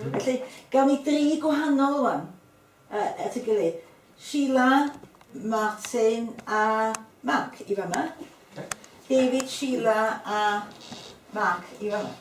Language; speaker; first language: Welsh; native; Welsh